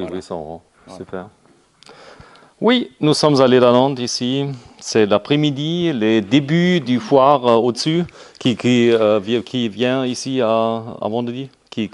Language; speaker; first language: French; non-native, learner; German